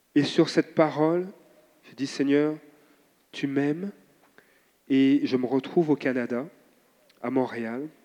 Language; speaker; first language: French; native; French